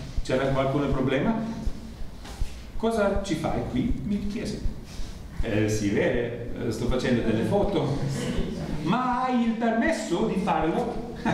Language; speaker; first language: Italian; non-native, learner; German